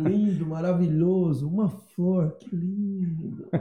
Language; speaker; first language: Portuguese; native; Portuguese